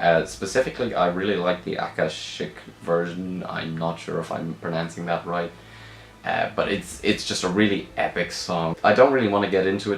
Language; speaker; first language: English; native; English